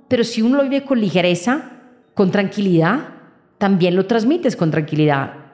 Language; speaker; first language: Spanish; non-native, fluent; Italian